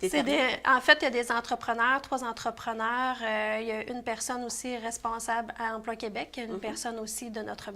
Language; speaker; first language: French; native; French